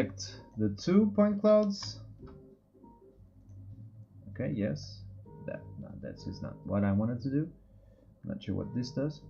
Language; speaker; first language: English; non-native, fluent; Portuguese